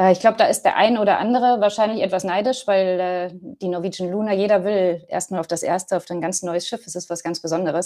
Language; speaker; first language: German; native; German